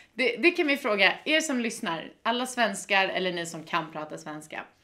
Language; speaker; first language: Swedish; native; Swedish